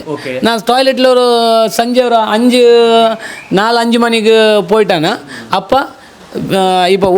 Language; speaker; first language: Tamil; non-native, learner; Kannada